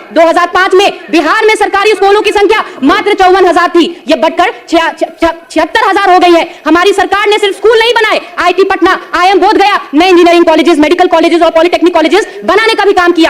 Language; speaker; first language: Hindi; native; Hindi